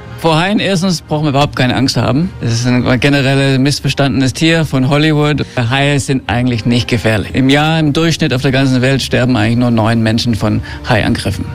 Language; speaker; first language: German; early bilingual, heritage; German